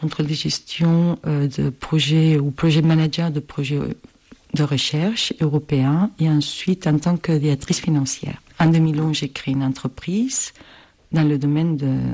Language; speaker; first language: French; non-native, fluent; Spanish